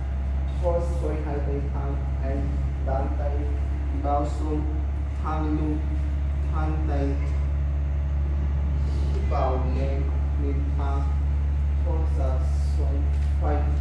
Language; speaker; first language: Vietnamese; non-native, learner; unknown